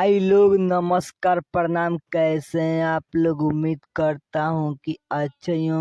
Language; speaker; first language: Hindi; non-native, local second language; Bhojpuri